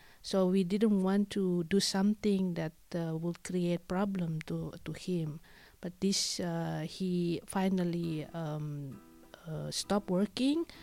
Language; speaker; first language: English; non-native, fluent; Indonesian